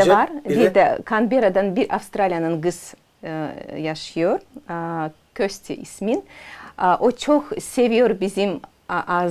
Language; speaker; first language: Turkish; non-native, learner; Azerbaijani